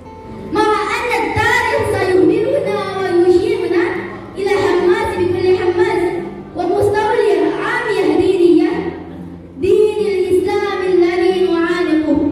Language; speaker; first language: Arabic; non-native, learner; Indonesian